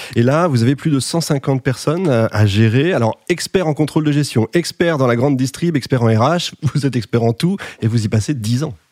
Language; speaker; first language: French; native; French